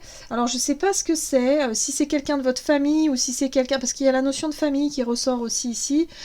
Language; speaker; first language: French; native; French